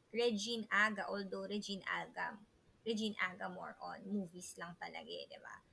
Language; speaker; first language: Filipino; native; Filipino